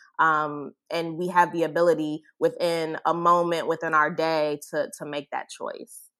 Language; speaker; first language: English; native; English